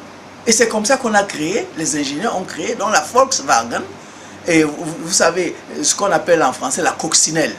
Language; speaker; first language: French; non-native, local second language; Duala